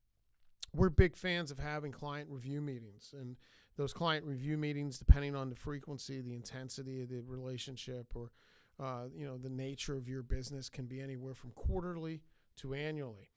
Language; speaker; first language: English; native; English